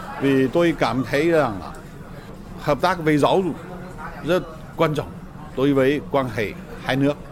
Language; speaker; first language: Vietnamese; non-native, fluent; Chinese